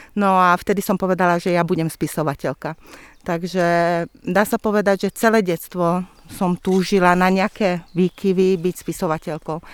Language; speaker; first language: Slovak; non-native, local second language; Hungarian